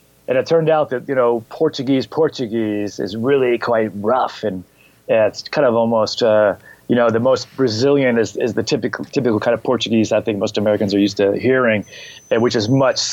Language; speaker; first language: English; native; English